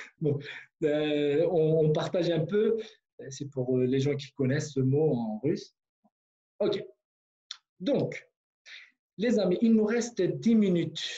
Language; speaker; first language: French; non-native, fluent; Kurdish